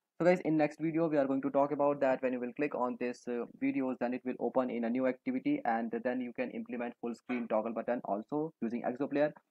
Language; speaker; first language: English; non-native, local second language; Hindi